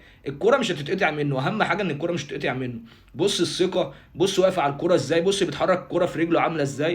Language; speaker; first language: Arabic; native; Arabic